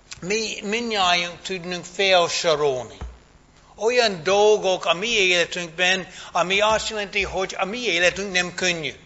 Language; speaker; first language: Hungarian; non-native, fluent; English